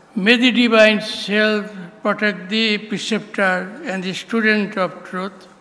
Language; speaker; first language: English; non-native, local second language; Bangla